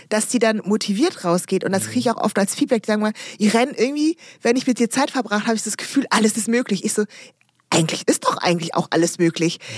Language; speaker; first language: German; early bilingual, other home language; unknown